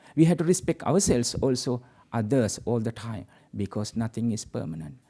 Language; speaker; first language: English; non-native, local second language; Sinhala